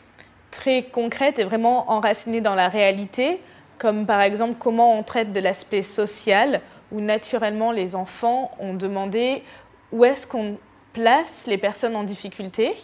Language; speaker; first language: French; native; French